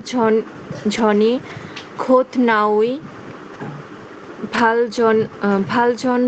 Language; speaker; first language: Korean; non-native, learner; Bangla